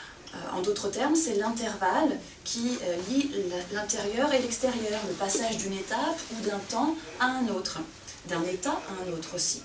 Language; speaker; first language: French; native; French